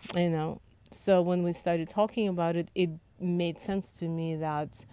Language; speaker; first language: English; non-native, fluent; Lithuanian